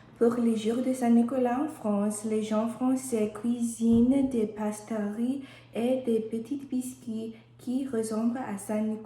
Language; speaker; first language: French; non-native, learner; English